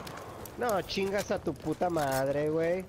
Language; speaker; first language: Spanish; native; Spanish